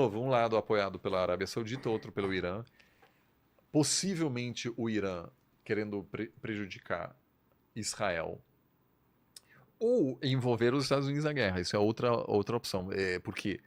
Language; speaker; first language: Portuguese; non-native, fluent; German